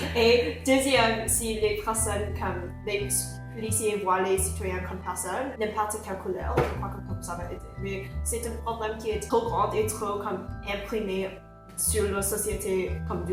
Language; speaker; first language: French; non-native, local second language; English